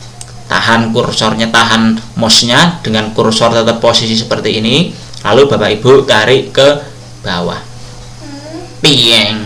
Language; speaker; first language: Indonesian; non-native, local second language; Javanese